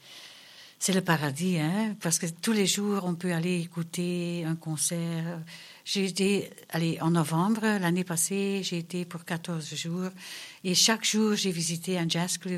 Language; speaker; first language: French; non-native, local second language; Dutch